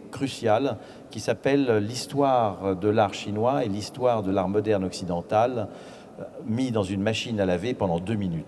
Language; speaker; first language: French; native; French